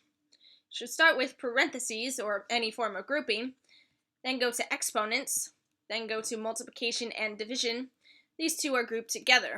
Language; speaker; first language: English; native; English